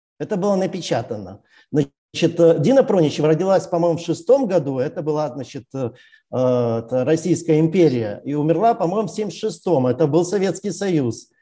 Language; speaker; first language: Russian; native; Russian